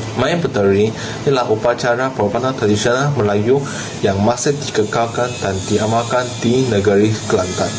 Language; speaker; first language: Malay; non-native, local second language; Chinese